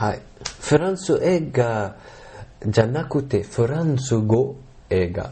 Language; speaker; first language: Japanese; non-native, learner; Arabic